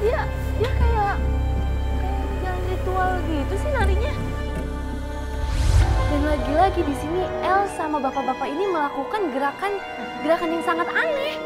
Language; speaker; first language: Indonesian; native; Indonesian